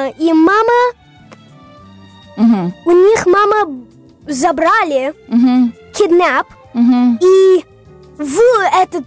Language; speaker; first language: Russian; early bilingual, heritage; English